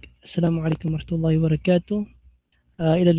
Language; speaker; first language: Arabic; non-native, fluent; Filipino